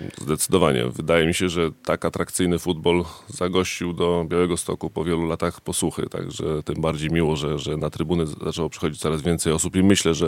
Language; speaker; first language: Polish; native; Polish